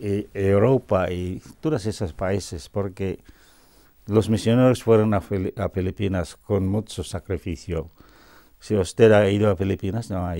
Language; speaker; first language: Spanish; non-native, fluent; Cebuano